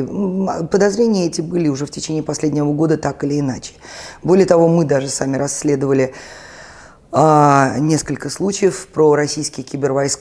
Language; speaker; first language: Russian; native; Russian